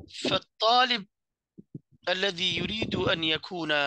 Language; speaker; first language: Arabic; non-native, fluent; Bangla